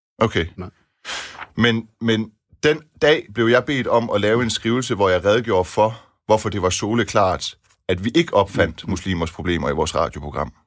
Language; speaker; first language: Danish; early bilingual, other home language; Persian